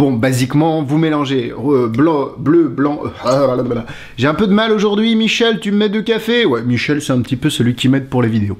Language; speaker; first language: French; native; French